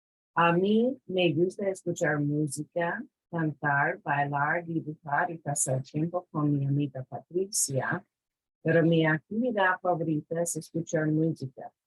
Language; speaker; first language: Spanish; non-native, fluent; English